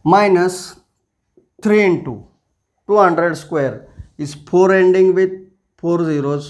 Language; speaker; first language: English; non-native, local second language; Marathi